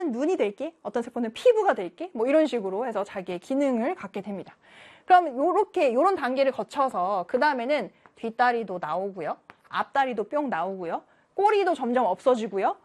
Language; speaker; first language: Korean; native; Korean